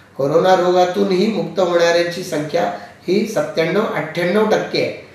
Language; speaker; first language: Marathi; native; Marathi